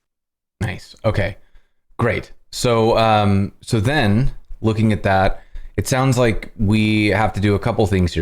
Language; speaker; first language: English; native; English